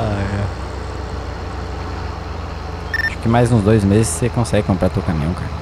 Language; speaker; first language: Portuguese; native; Portuguese